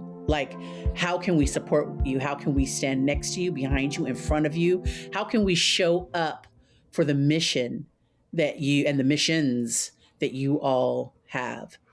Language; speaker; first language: English; native; English